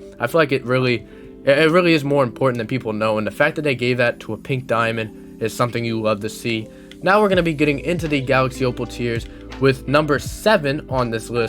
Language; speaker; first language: English; native; English